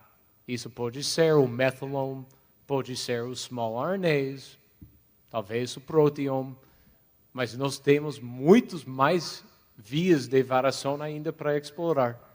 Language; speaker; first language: Portuguese; non-native, fluent; English